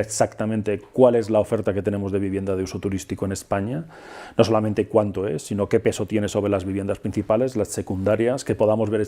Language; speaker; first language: Spanish; native; Spanish